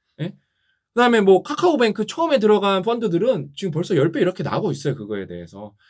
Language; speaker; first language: Korean; native; Korean